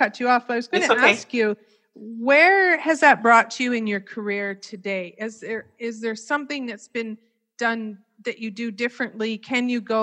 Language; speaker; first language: English; native; English